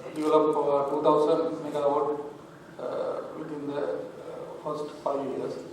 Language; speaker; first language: English; non-native, local second language; Sinhala